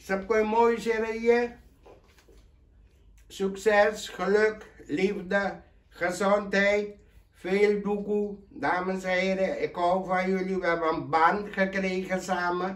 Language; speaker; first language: Dutch; non-native, local second language; Caribbean Hindustani